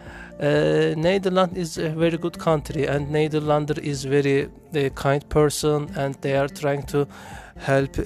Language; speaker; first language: English; non-native, learner; Turkish